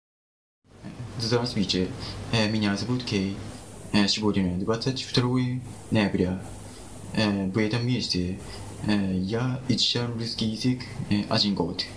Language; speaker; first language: Russian; non-native, learner; Japanese